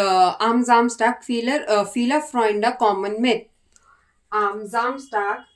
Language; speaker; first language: German; non-native, learner; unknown